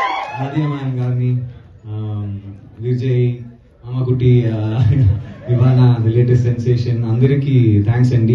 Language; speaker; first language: Telugu; non-native, learner; Tamil